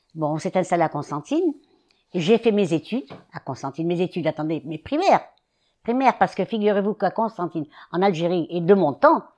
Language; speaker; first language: French; native; French